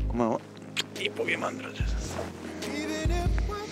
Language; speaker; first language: Korean; non-native, learner; Bulgarian